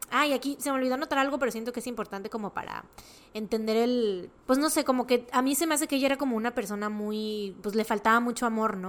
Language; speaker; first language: Spanish; native; Spanish